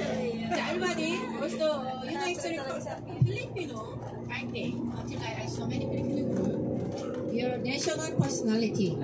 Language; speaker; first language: English; non-native, learner; Korean